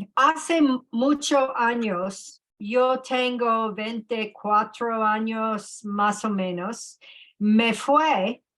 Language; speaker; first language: Spanish; non-native, learner; English